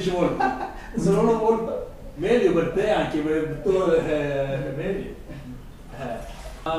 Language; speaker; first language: Italian; non-native, learner; Arabic